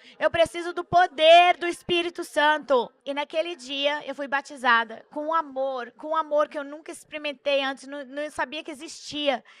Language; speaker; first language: Portuguese; early bilingual, heritage; Portuguese